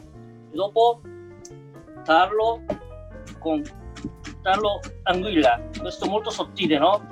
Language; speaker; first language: Italian; non-native, learner; Japanese